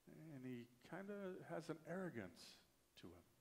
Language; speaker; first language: English; native; English